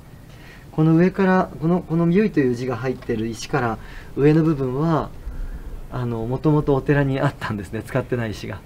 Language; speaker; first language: Japanese; native; Japanese